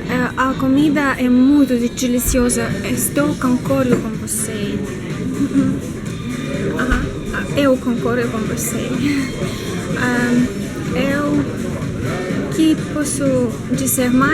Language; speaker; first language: Portuguese; non-native, learner; Russian